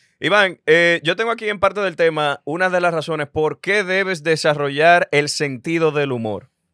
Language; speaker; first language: Spanish; native; Spanish